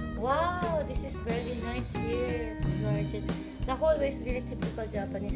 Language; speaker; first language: English; non-native, learner; Japanese